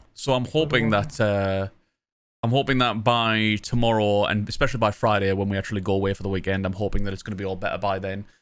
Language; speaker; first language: English; native; English